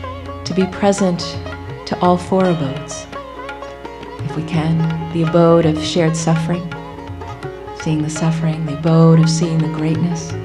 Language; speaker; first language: English; native; English